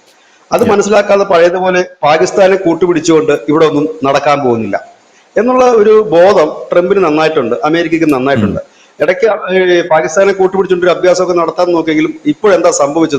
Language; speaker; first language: Malayalam; native; Malayalam